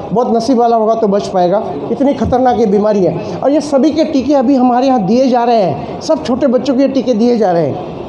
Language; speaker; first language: Hindi; non-native, local second language; Marathi